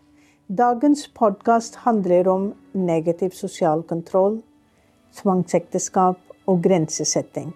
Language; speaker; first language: Norwegian; non-native, fluent; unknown